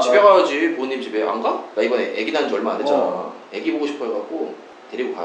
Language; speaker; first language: Korean; native; Korean